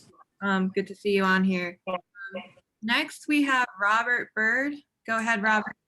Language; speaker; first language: English; native; English